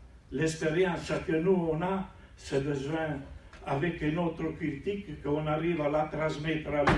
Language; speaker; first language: French; non-native, fluent; Italian